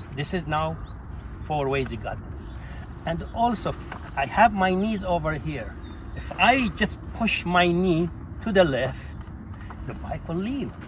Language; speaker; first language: English; non-native, fluent; Arabic